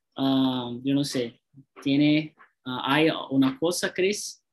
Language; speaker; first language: Spanish; non-native, learner; Portuguese